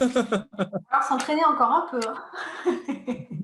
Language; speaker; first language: French; native; French